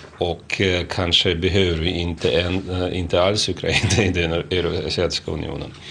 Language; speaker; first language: Swedish; non-native, fluent; Russian